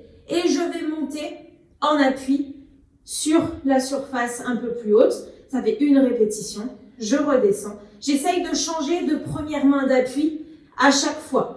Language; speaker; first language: French; native; French